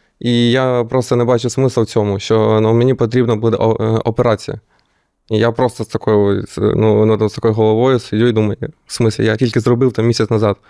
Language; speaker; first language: Ukrainian; non-native, local second language; Russian